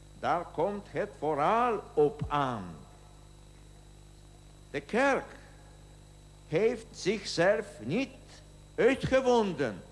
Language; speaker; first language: Dutch; non-native, learner; Polish